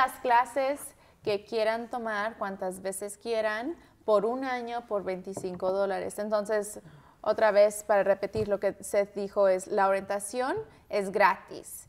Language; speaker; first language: Spanish; early bilingual, heritage; Spanish